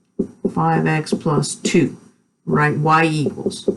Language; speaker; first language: English; native; English